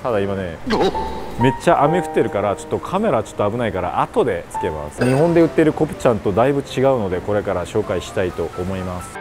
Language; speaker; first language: Japanese; non-native, fluent; Korean